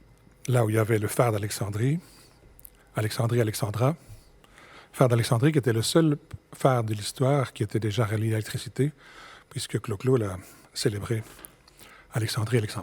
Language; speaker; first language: French; native; French